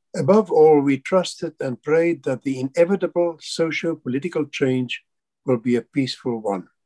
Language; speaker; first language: English; non-native, local second language; Afrikaans